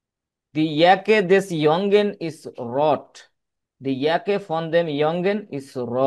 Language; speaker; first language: German; non-native, fluent; Bangla